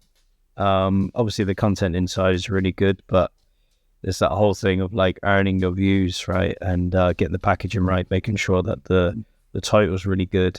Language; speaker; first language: English; native; English